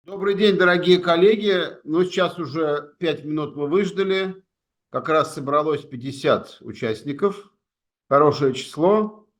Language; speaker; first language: Russian; native; Russian